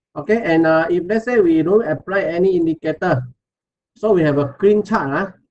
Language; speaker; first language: English; non-native, local second language; Chinese